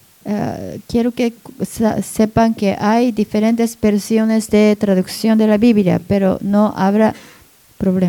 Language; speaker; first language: Spanish; non-native, learner; Japanese